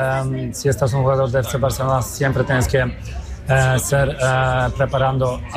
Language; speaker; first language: Spanish; non-native, fluent; Polish